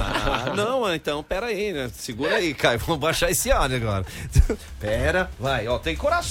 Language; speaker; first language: Portuguese; native; Portuguese